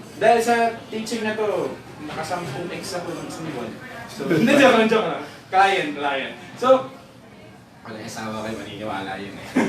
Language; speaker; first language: Filipino; native; Filipino